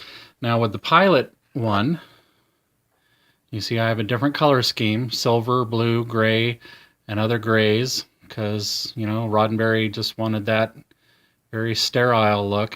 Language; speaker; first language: English; native; English